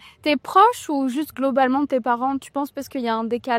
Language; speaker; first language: French; native; French